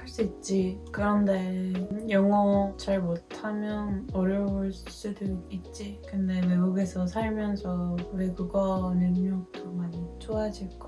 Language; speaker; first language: Korean; non-native, fluent; Dutch